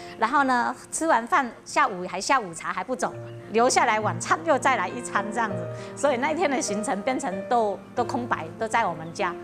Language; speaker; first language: Chinese; early bilingual, heritage; Chinese